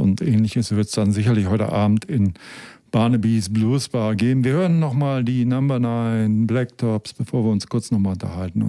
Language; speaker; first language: German; native; German